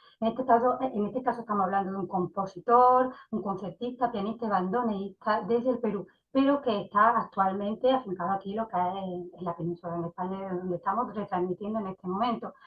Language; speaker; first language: Spanish; native; Spanish